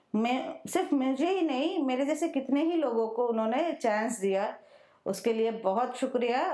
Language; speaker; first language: Hindi; non-native, local second language; Malayalam